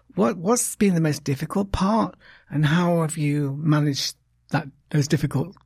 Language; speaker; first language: English; native; English